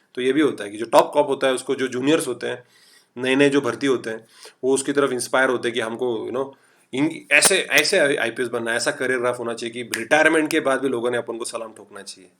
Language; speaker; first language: Hindi; non-native, local second language; Marathi